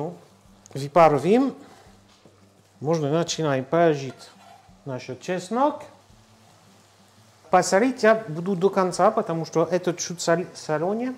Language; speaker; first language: Russian; non-native, learner; French